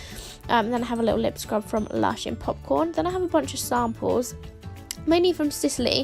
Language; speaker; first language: English; native; English